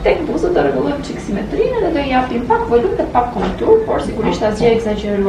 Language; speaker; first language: Albanian; native; Albanian